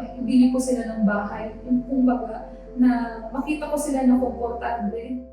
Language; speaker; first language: Filipino; native; Filipino